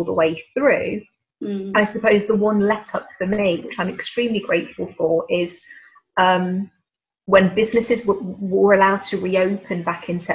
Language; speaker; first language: English; native; English